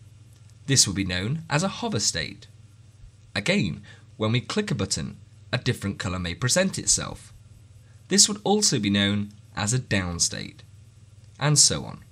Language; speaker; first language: English; native; English